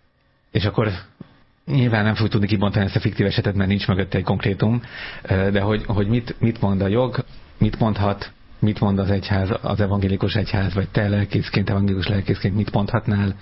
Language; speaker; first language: Hungarian; native; Hungarian